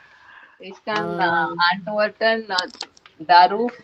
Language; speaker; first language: German; non-native, learner; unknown